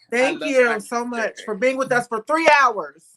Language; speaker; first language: English; native; English